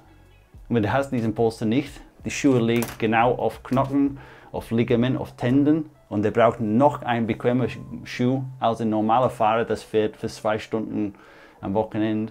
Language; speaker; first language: German; non-native, fluent; English